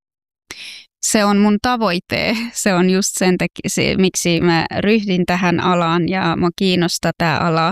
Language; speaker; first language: Finnish; non-native, fluent; Persian